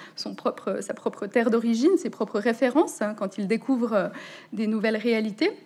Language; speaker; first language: French; native; French